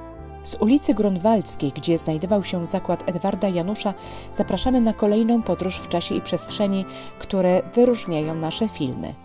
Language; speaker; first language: Polish; native; Polish